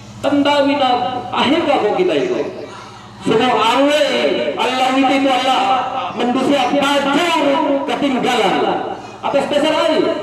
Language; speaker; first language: Malay; non-native, local second language; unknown